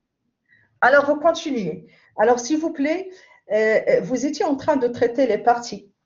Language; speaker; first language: French; non-native, local second language; Arabic